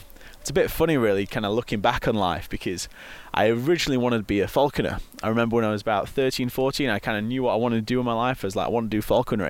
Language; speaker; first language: English; native; English